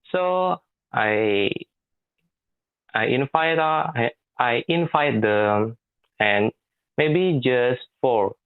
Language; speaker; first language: English; non-native, learner; Indonesian